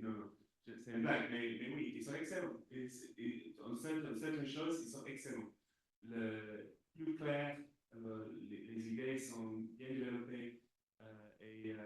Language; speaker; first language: French; non-native, fluent; English